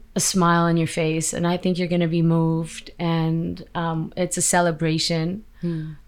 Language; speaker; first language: English; native; English